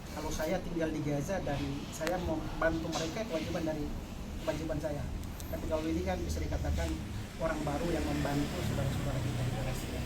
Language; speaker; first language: Indonesian; native; Indonesian